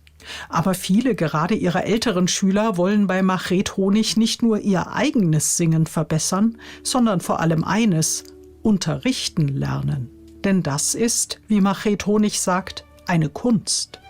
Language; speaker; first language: German; native; German